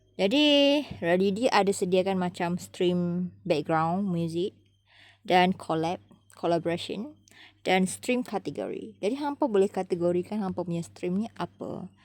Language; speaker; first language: Malay; native; Malay